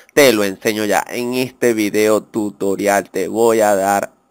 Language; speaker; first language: Spanish; native; Spanish